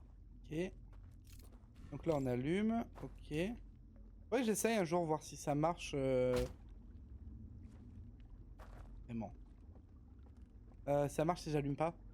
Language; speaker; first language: French; native; French